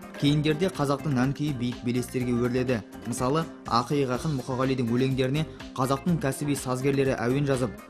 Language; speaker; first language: Kazakh; native; Kazakh